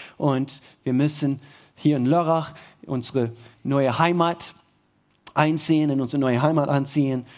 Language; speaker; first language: German; non-native, fluent; English